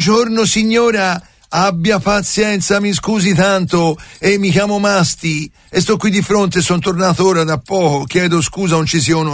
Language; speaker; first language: Italian; native; Italian